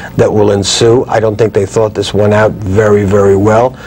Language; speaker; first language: English; native; English